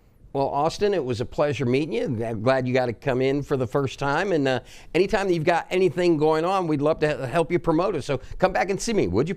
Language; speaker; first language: English; native; English